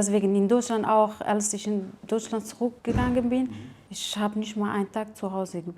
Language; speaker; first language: German; non-native, fluent; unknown